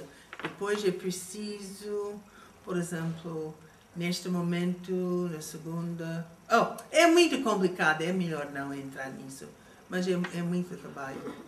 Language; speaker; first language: Portuguese; non-native, fluent; English